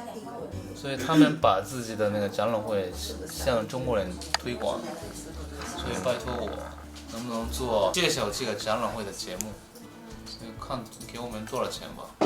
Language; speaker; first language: Chinese; non-native, fluent; Japanese